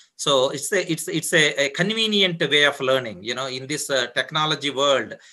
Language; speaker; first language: English; non-native, local second language; Telugu